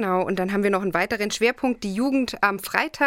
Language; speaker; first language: German; native; German